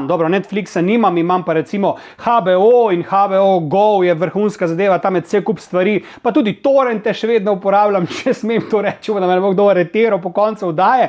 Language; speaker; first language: Slovenian; native; Slovenian